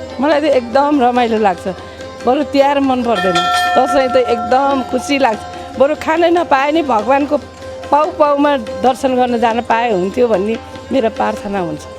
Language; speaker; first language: Nepali; native; Nepali